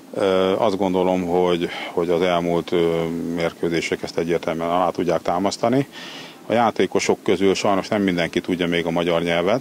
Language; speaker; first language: Hungarian; native; Hungarian